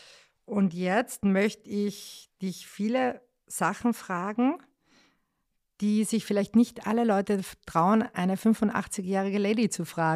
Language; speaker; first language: German; native; German